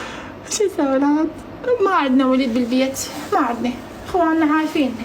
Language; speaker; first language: Arabic; native; Arabic